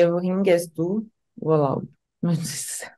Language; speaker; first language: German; non-native, learner; Portuguese